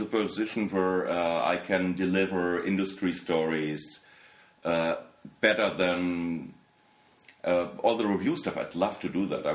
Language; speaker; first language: English; non-native, fluent; German